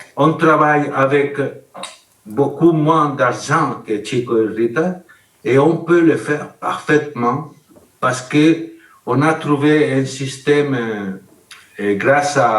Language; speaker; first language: French; non-native, learner; Spanish